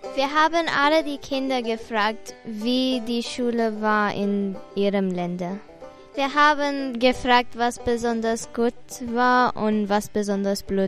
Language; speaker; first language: German; non-native, learner; English